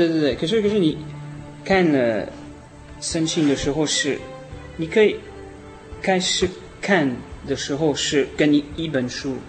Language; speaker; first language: Chinese; non-native, learner; French